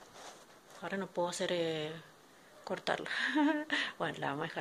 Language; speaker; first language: Spanish; native; Spanish